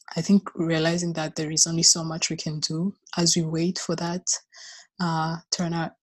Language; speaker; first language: English; non-native, local second language; Kinyarwanda